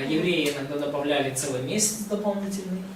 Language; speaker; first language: Russian; native; Russian